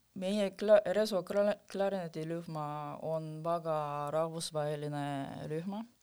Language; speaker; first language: Estonian; non-native, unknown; Korean